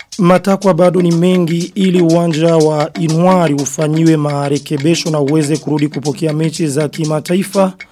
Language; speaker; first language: Swahili; non-native, local second language; Rundi